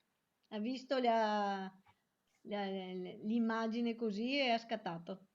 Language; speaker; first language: Italian; native; Italian